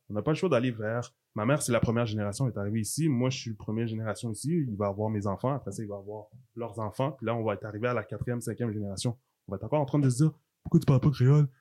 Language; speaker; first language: French; native; French